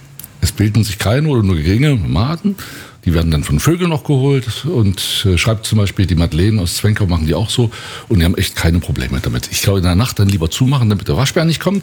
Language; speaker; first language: German; native; German